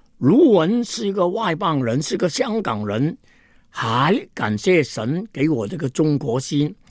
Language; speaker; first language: Chinese; non-native, local second language; Cantonese